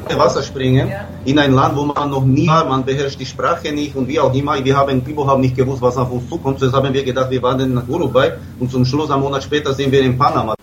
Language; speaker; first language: German; non-native, fluent; Slovak